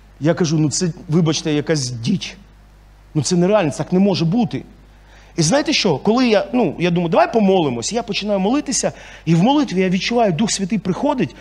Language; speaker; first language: Ukrainian; non-native, local second language; Russian